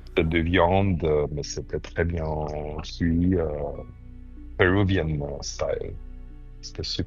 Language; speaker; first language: French; non-native, fluent; Romanian